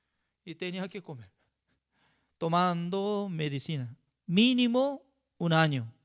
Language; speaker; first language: Spanish; non-native, fluent; Korean